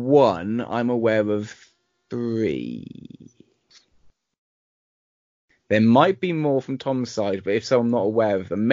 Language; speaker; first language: English; native; English